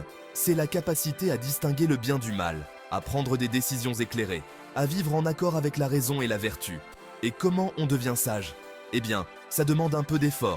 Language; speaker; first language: French; native; French